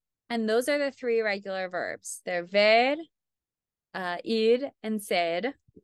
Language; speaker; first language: English; native; English